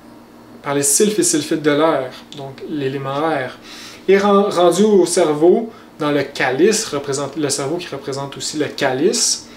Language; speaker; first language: French; native; French